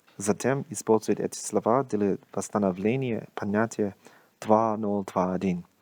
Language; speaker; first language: Russian; non-native, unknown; English